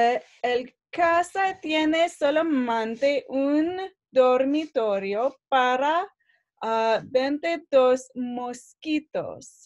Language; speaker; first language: Spanish; non-native, learner; English